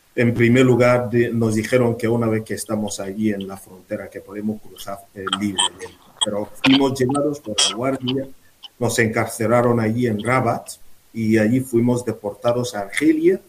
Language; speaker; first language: Spanish; non-native, fluent; Igbo